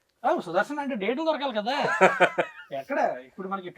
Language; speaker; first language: Telugu; native; Telugu